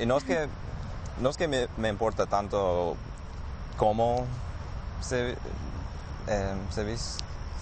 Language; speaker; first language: Spanish; non-native, fluent; English